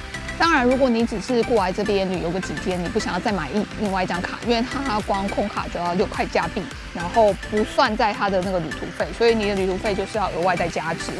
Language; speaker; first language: Chinese; native; Chinese